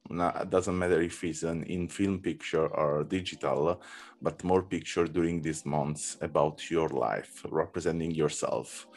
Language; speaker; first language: English; non-native, learner; Italian